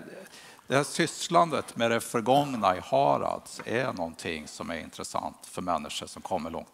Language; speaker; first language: Swedish; native; Swedish